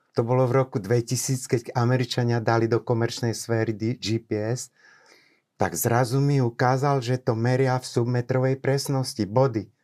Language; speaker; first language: Slovak; native; Slovak